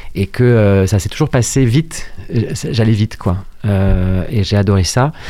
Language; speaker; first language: French; native; French